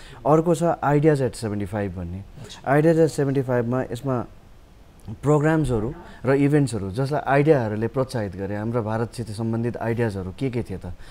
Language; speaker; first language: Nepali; native; Nepali